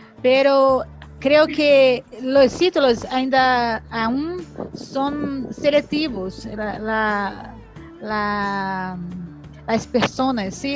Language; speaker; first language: Spanish; non-native, learner; Portuguese